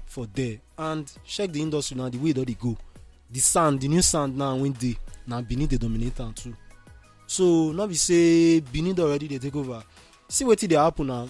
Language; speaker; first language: Nigerian Pidgin; native; Nigerian Pidgin